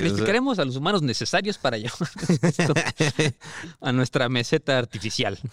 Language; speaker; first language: Spanish; native; Spanish